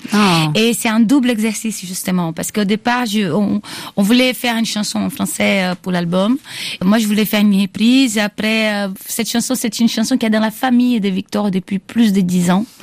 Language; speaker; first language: French; non-native, fluent; Portuguese